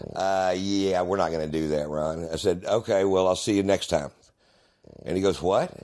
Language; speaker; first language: English; native; English